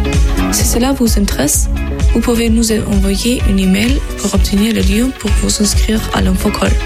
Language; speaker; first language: French; non-native, fluent; German